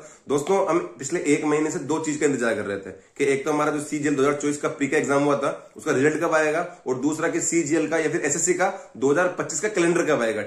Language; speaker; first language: Hindi; native; Hindi